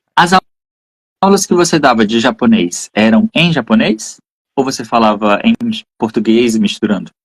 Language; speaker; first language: Portuguese; native; Portuguese